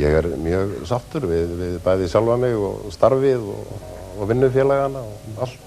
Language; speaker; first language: Icelandic; native; Icelandic